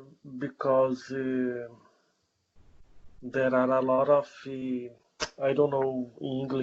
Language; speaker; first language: English; non-native, learner; Portuguese